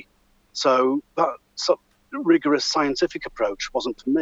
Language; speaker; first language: English; native; English